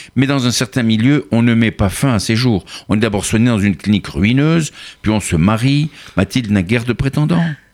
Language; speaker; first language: French; native; French